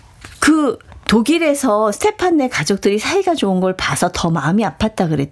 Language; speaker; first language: Korean; native; Korean